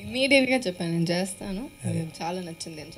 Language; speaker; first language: Telugu; non-native, fluent; Malayalam